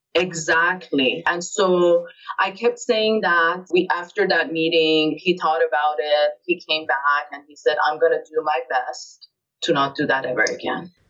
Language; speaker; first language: English; early bilingual, other home language; Persian